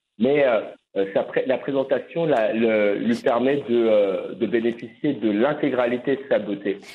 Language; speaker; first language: French; native; French